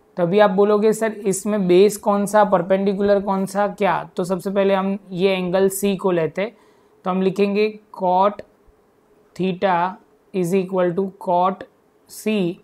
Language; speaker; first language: Hindi; non-native, local second language; Gujarati